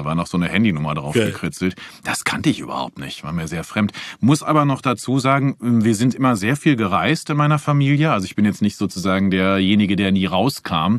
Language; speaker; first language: German; native; German